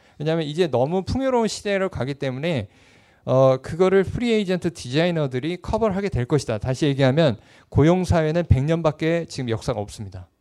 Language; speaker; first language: Korean; native; Korean